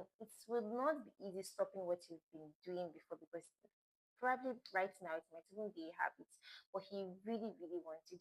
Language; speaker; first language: English; non-native, local second language; Igbo